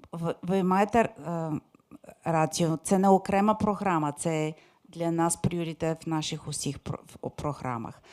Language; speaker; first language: Ukrainian; non-native, fluent; English